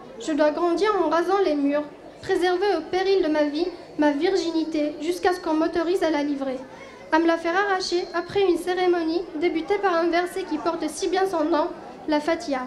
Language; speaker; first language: French; non-native, local second language; Kabyle